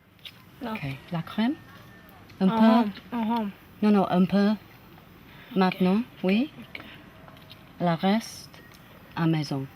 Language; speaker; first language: French; non-native, learner; English